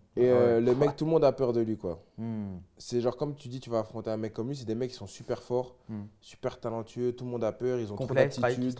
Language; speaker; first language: French; native; French